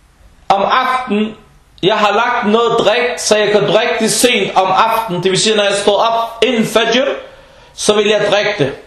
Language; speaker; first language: Danish; non-native, fluent; Arabic